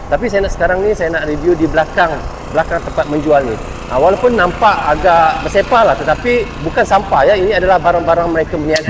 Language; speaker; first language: Malay; native; Malay